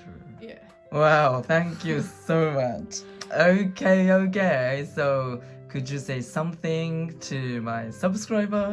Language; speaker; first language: English; non-native, learner; Japanese